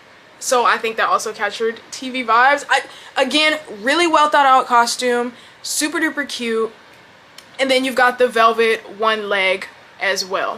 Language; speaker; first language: English; native; English